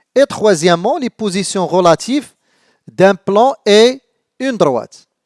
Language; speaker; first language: French; non-native, local second language; Arabic